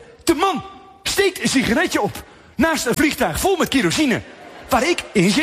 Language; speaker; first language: Dutch; native; Dutch